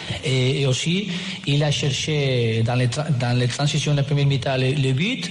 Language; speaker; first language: French; non-native, learner; Spanish